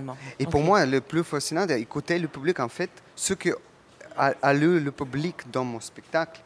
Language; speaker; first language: French; non-native, learner; Russian